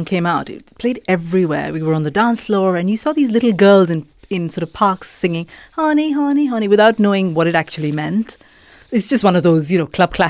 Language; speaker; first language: English; non-native, local second language; Malayalam